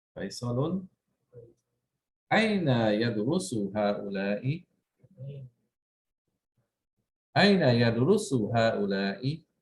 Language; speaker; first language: Arabic; non-native, fluent; English